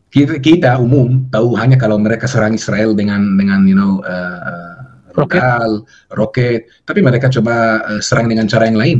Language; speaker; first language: Indonesian; non-native, fluent; Hebrew